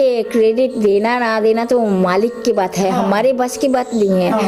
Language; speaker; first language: Hindi; non-native, local second language; Bangla